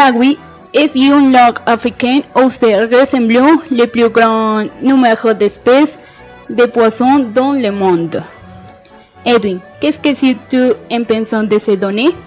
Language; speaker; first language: French; non-native, learner; Spanish